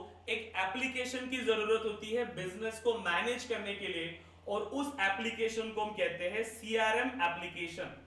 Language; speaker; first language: Hindi; native; Hindi